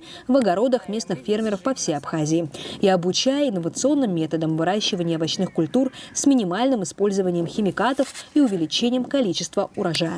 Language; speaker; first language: Russian; native; Russian